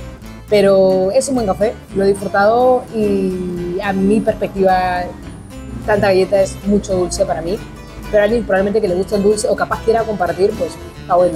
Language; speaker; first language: Spanish; native; Spanish